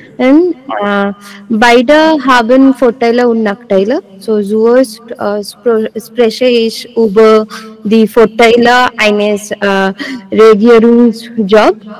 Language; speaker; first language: German; non-native, learner; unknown